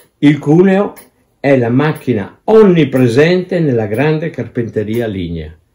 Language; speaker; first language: Italian; non-native, local second language; Ladin